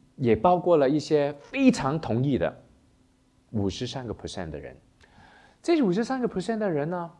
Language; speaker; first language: Chinese; non-native, local second language; Cantonese